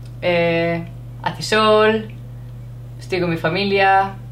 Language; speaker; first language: Spanish; non-native, learner; English